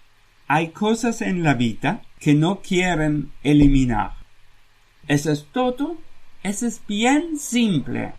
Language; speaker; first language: Spanish; non-native, fluent; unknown